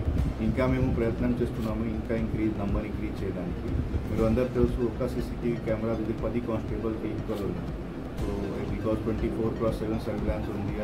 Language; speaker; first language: Telugu; non-native, local second language; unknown